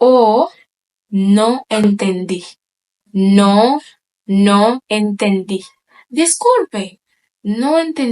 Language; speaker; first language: Spanish; non-native, fluent; Haitian Creole